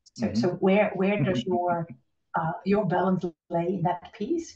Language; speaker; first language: English; non-native, fluent; Dutch